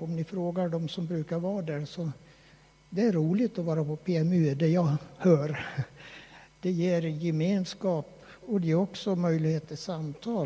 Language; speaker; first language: Swedish; native; Swedish